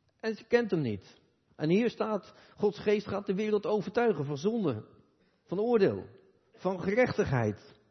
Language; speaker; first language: Dutch; native; Dutch